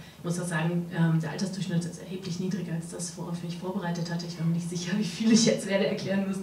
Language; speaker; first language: German; native; German